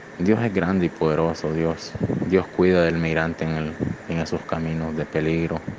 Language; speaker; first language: Spanish; native; Spanish